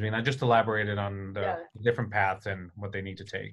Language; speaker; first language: English; early bilingual, other home language; Spanish